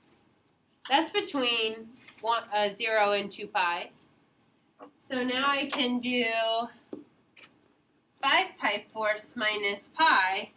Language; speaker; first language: English; native; English